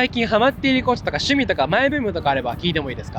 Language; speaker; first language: Japanese; native; Japanese